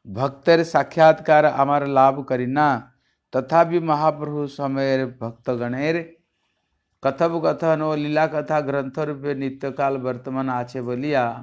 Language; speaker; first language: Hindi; non-native, local second language; Bangla